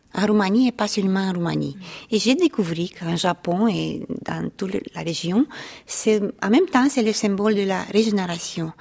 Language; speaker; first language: French; non-native, fluent; Romanian